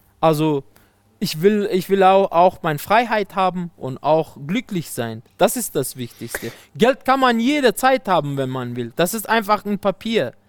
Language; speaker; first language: German; non-native, fluent; Persian